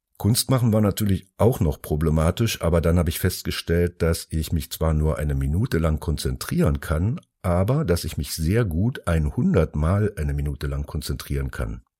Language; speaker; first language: German; early bilingual, other home language; Finnish